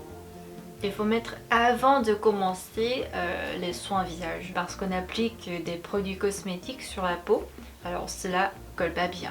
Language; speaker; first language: French; non-native, fluent; Korean